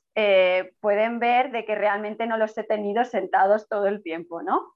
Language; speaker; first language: Spanish; native; Spanish